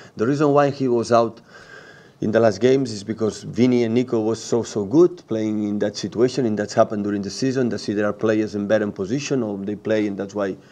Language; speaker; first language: English; non-native, fluent; Catalan